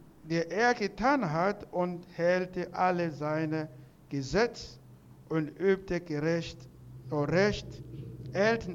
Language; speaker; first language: German; non-native, learner; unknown